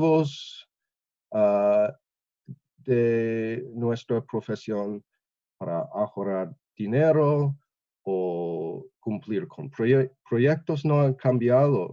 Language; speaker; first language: Spanish; non-native, learner; English